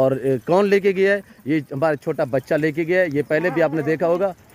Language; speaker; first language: Hindi; non-native, local second language; Saraiki